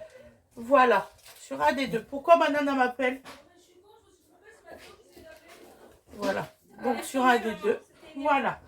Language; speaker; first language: French; native; French